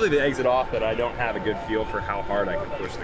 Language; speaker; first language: English; native; English